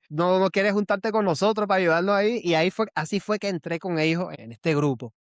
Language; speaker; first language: Spanish; early bilingual, heritage; Spanish